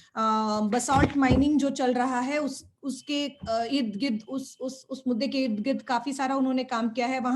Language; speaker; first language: Hindi; non-native, local second language; Bangla